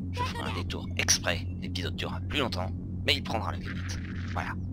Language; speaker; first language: French; native; French